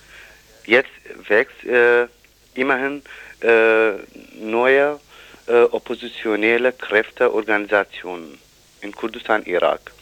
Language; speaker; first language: German; non-native, fluent; Kurdish